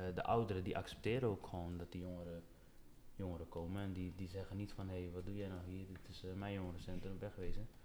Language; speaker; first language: Dutch; early bilingual, other home language; Papiamento